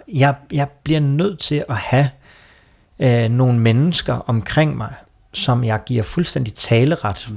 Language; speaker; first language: Danish; native; Danish